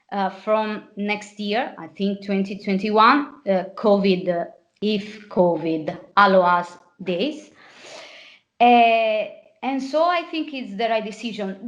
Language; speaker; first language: English; non-native, fluent; Italian